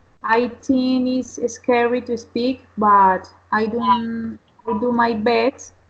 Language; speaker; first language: English; non-native, learner; Spanish